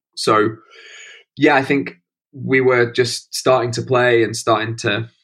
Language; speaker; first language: English; native; English